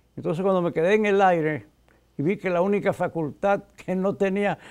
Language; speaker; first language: Spanish; native; Spanish